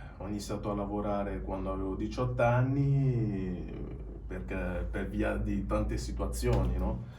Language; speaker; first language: Italian; early bilingual, other home language; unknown